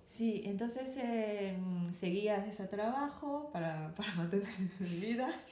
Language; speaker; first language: Spanish; non-native, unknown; Japanese